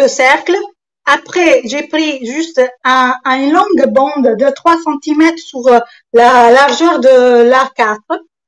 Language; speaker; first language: French; non-native, fluent; Italian